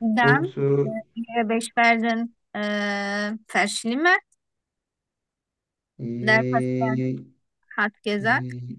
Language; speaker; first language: German; non-native, learner; Turkish